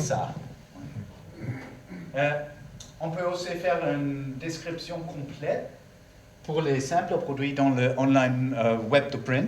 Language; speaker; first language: French; non-native, learner; German